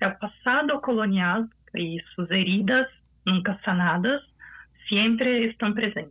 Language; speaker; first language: Spanish; non-native, fluent; Portuguese